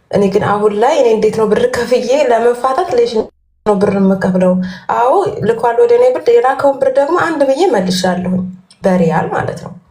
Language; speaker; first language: Amharic; native; Amharic